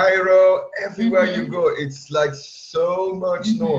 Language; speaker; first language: English; non-native, fluent; Portuguese